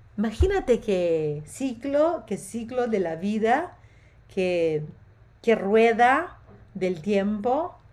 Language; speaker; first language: Spanish; non-native, fluent; Portuguese